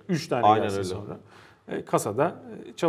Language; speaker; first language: Turkish; native; Turkish